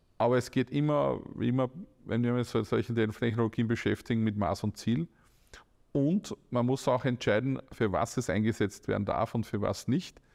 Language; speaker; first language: German; native; German